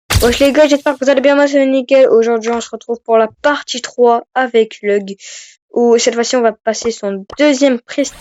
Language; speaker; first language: French; native; French